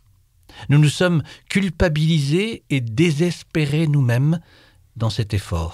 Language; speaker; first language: French; native; French